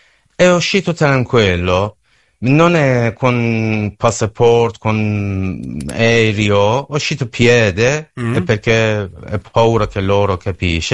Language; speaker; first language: Italian; non-native, learner; Persian